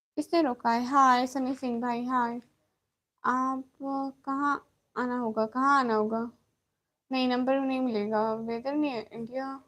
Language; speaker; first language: Urdu; non-native, local second language; Punjabi